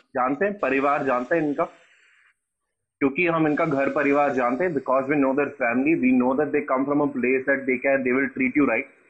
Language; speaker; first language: Hindi; native; Hindi